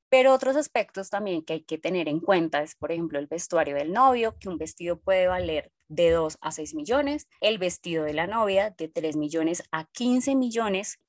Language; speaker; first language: Spanish; native; Spanish